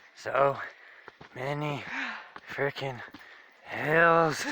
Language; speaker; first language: English; native; English